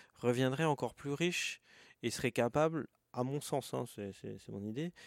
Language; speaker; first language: French; native; French